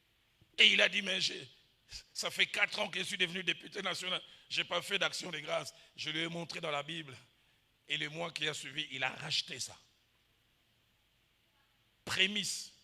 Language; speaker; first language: French; non-native, local second language; Lingala